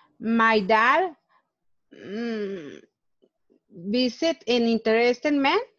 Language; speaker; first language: English; non-native, learner; Spanish